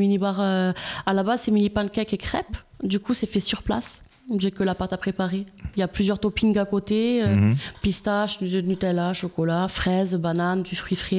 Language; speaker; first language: French; native; French